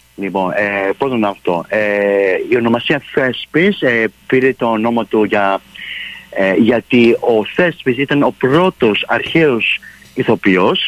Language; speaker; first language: Greek; early bilingual, heritage; Greek